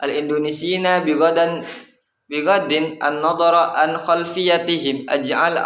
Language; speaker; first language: Arabic; non-native, learner; Indonesian